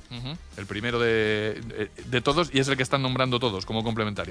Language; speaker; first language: Spanish; native; Spanish